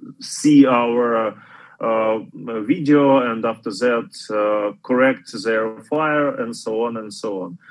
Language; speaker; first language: English; non-native, fluent; Ukrainian